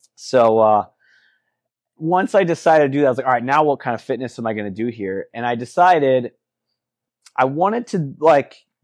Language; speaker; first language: English; native; English